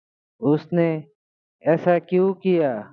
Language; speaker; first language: Hindi; non-native, learner; Bangla